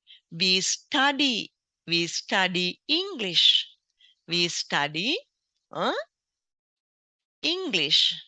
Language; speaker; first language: English; non-native, local second language; Sinhala